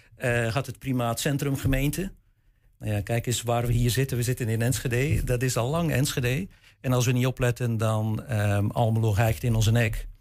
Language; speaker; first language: Dutch; native; Dutch